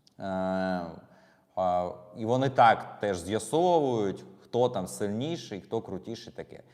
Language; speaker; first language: Ukrainian; non-native, local second language; Russian